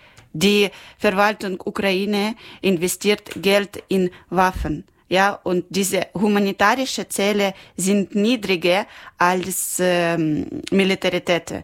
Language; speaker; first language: German; non-native, learner; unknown